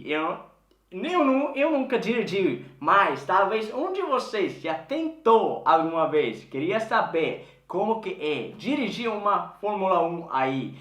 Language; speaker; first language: Portuguese; non-native, fluent; Swedish